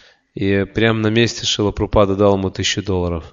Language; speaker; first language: Russian; native; Russian